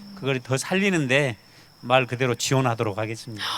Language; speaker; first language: Korean; native; Korean